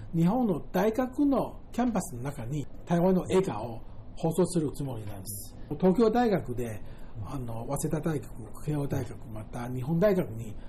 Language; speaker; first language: Japanese; non-native, fluent; Chinese